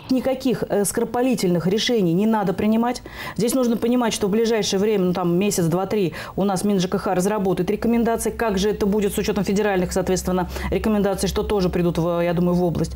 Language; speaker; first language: Russian; native; Russian